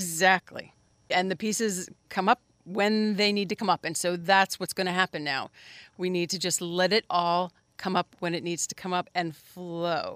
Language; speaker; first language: English; native; English